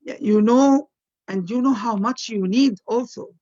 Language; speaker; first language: English; non-native, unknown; Arabic